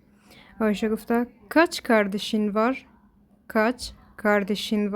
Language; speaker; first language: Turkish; non-native, fluent; Persian